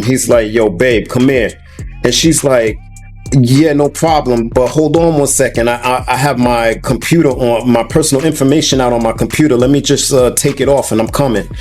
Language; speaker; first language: English; native; English